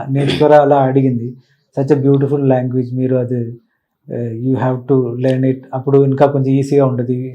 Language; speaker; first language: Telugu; non-native, learner; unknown